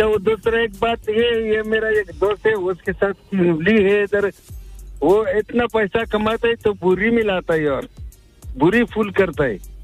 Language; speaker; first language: Hindi; non-native, local second language; Pashto